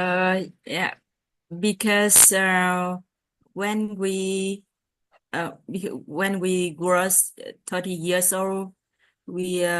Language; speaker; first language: English; non-native, learner; Vietnamese